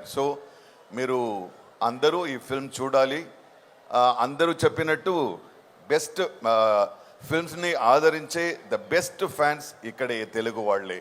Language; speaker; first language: Telugu; non-native, fluent; Tamil